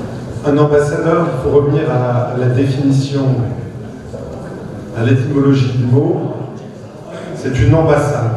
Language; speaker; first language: French; native; French